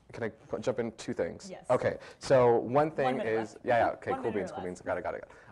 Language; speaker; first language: English; native; English